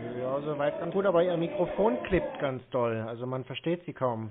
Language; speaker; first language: German; native; German